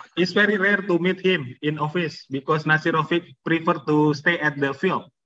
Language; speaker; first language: English; non-native, fluent; Indonesian